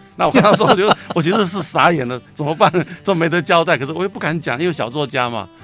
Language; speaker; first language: Chinese; native; Chinese